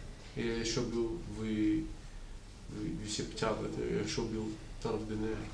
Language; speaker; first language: Russian; non-native, learner; Portuguese